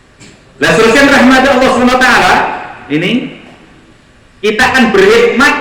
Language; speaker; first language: Indonesian; non-native, local second language; Javanese